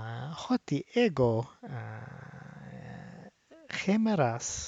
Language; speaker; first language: Greek; non-native, learner; English